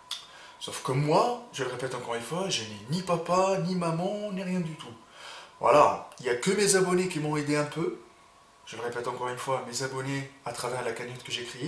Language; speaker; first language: French; native; French